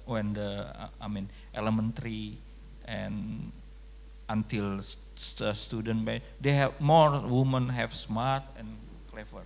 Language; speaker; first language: English; non-native, local second language; Indonesian